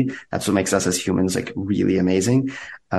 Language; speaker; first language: English; native; English